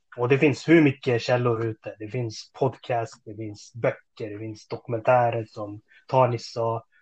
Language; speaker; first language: Swedish; early bilingual, other home language; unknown